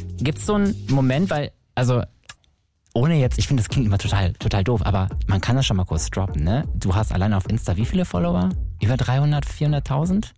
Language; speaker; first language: German; native; German